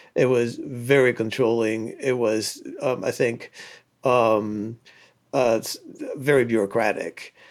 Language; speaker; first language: English; early bilingual, other home language; Spanish